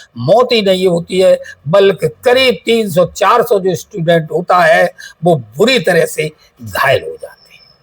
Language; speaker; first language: Hindi; native; Hindi